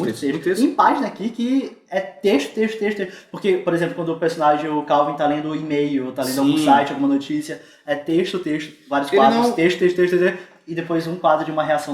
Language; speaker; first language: Portuguese; native; Portuguese